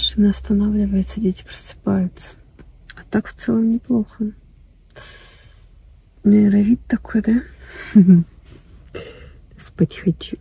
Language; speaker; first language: Russian; native; Russian